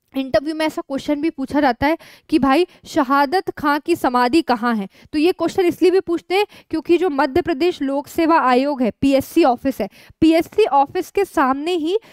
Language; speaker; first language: Hindi; native; Hindi